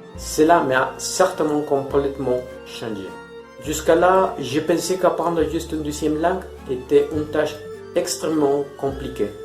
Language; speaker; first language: French; non-native, fluent; Spanish